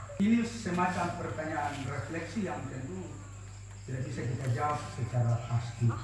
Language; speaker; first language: Indonesian; non-native, local second language; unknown